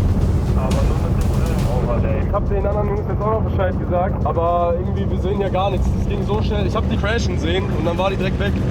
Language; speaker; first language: German; native; German